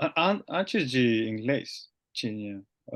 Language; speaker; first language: Portuguese; non-native, learner; Finnish